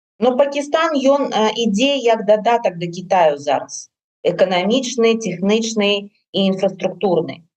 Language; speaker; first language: Belarusian; non-native, local second language; Russian